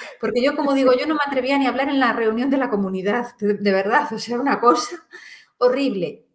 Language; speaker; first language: Spanish; native; Spanish